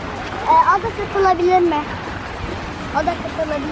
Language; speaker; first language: Turkish; early bilingual, other home language; Arabic